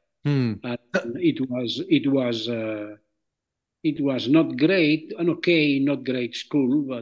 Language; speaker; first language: English; non-native, fluent; Catalan